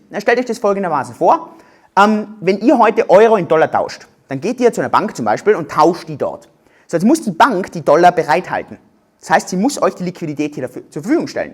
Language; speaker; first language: German; native; German